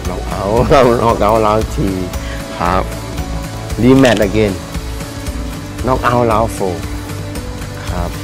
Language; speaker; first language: English; non-native, learner; Thai